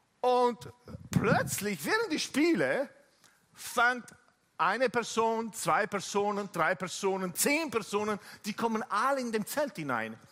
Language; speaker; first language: German; non-native, fluent; Italian